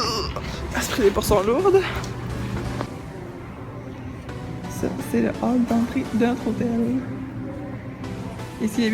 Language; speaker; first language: French; native; French